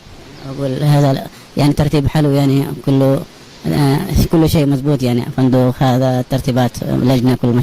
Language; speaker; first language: Arabic; non-native, learner; Urdu